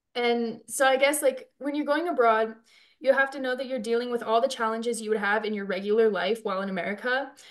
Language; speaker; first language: English; native; English